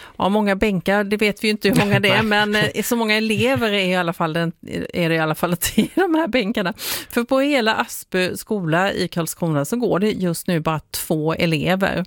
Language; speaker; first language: Swedish; native; Swedish